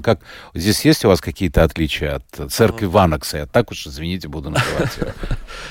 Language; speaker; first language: Russian; native; Russian